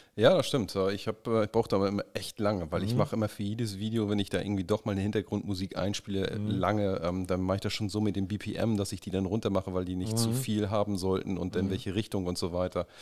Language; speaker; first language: German; native; German